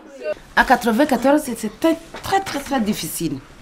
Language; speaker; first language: French; non-native, learner; Kinyarwanda